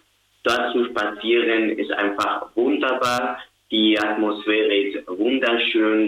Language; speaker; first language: German; non-native, fluent; Spanish